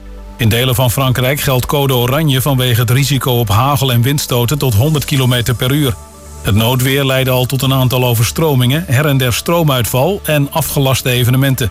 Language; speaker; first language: Dutch; native; Dutch